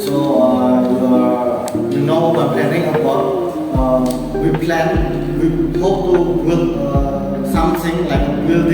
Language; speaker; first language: English; non-native, learner; Indonesian